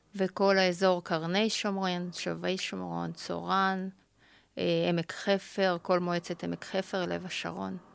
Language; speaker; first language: Hebrew; early bilingual, other home language; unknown